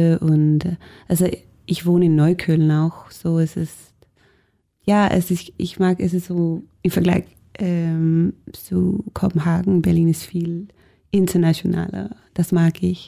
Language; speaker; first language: German; non-native, fluent; Danish